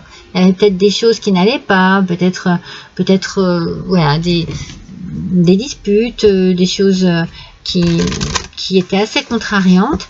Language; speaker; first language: French; native; French